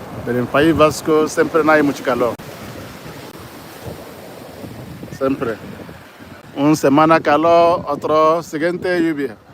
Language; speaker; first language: Spanish; non-native, learner; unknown